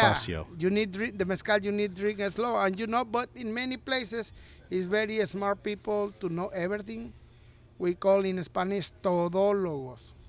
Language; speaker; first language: English; non-native, learner; Spanish